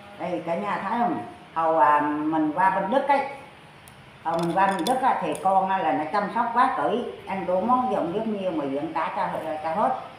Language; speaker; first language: Vietnamese; native; Vietnamese